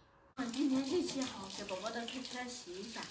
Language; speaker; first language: Chinese; non-native, fluent; Lao